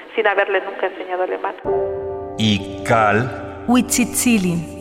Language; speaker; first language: Spanish; non-native, local second language; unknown